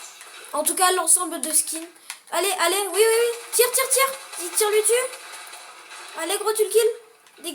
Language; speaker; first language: French; native; French